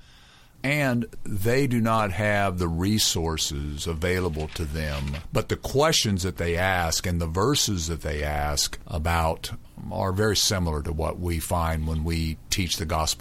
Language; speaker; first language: English; native; English